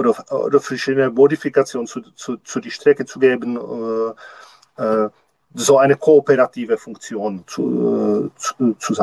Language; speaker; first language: German; non-native, learner; Czech